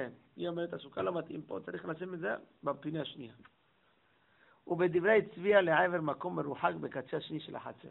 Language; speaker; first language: Hebrew; non-native, fluent; English